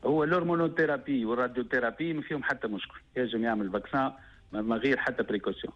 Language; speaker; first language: Arabic; native; Arabic